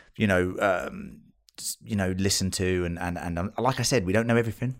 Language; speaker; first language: English; native; English